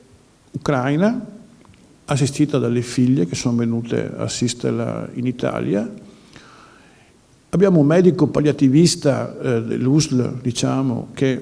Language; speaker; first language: Italian; native; Italian